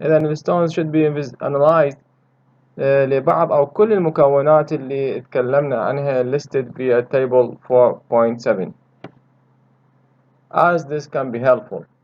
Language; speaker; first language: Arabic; native; Arabic